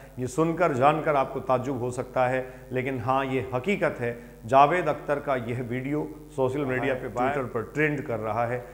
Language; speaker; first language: Hindi; native; Hindi